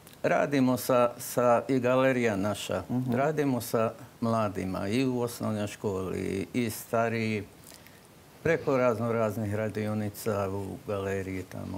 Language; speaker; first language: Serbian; non-native, local second language; Slovak